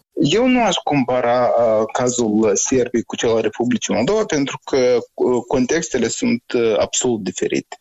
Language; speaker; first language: Romanian; native; Romanian